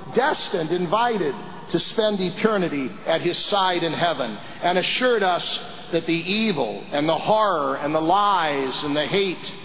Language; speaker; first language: English; native; English